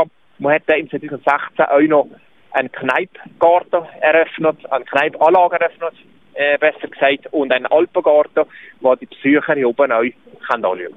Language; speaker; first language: German; native; German